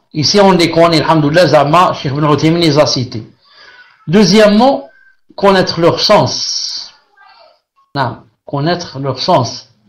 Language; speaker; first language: French; non-native, local second language; Arabic